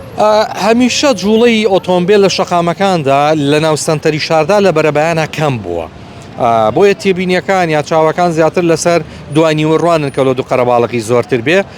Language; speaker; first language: Central Kurdish; native; Central Kurdish